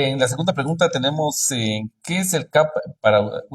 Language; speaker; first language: Spanish; native; Spanish